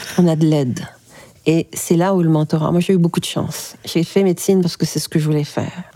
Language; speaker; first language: French; early bilingual, other home language; Arabic